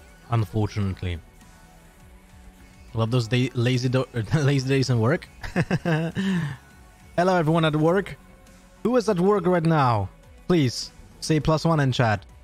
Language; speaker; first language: English; non-native, fluent; Polish